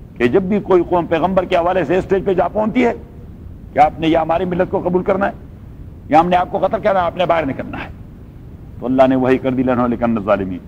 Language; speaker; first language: Urdu; non-native, local second language; Pashto